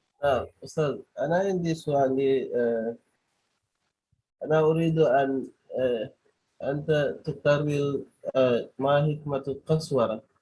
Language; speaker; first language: Arabic; non-native, learner; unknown